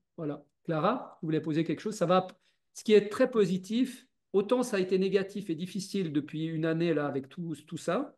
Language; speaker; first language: French; native; French